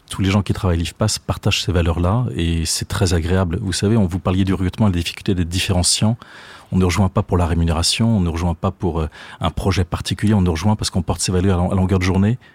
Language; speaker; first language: French; native; French